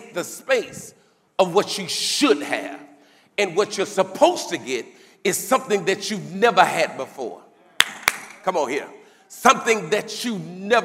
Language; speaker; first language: English; native; English